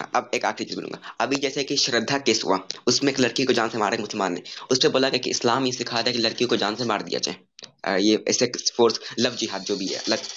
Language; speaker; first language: Hindi; native; Hindi